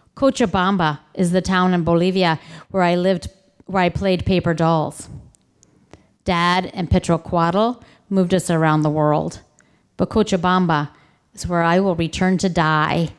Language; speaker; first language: English; early bilingual, other home language; Spanish